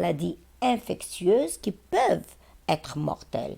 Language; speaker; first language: French; non-native, local second language; Arabic